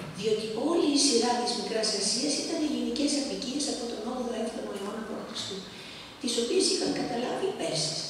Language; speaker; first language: Greek; early bilingual, heritage; Greek